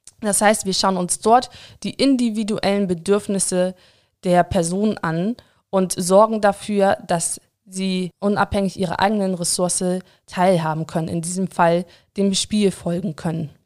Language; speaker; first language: German; native; German